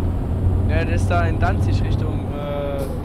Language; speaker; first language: German; native; German